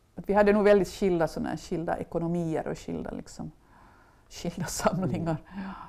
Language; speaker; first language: Swedish; native; Swedish